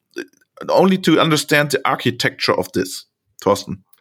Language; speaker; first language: English; non-native, fluent; German